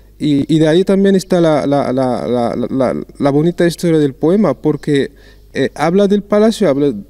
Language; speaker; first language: Spanish; non-native, fluent; Arabic